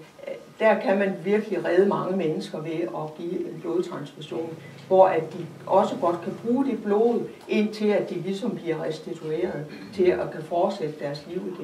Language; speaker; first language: Danish; native; Danish